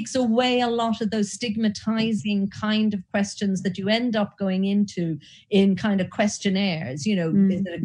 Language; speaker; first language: English; native; English